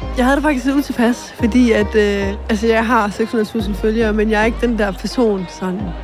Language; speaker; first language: Danish; early bilingual, other home language; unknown